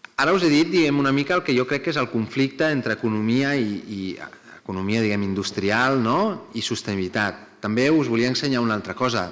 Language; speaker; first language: Catalan; non-native, fluent; Italian